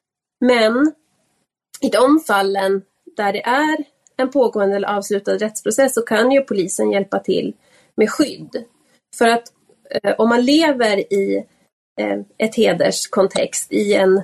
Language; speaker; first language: Swedish; native; Swedish